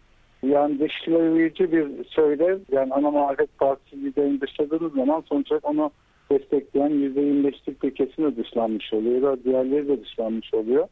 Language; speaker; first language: Turkish; native; Turkish